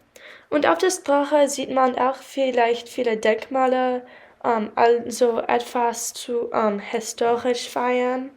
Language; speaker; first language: German; non-native, learner; English